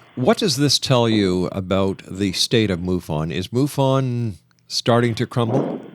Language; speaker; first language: English; native; English